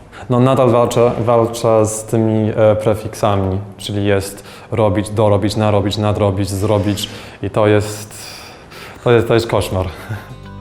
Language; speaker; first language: Polish; non-native, fluent; English